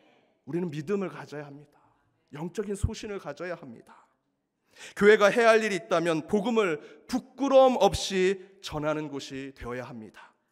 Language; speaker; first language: Korean; native; Korean